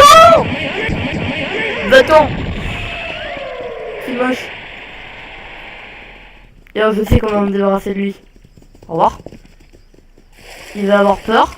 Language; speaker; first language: French; native; French